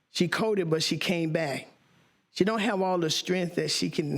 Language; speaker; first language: English; native; English